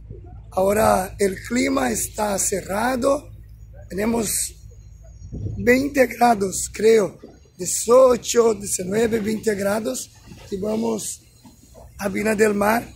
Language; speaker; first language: Spanish; non-native, learner; Portuguese